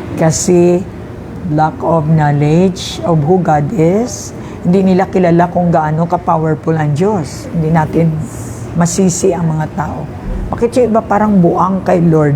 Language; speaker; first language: Filipino; non-native, local second language; Hiligaynon